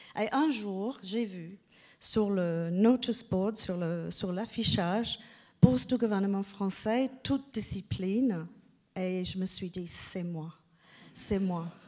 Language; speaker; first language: French; non-native, fluent; English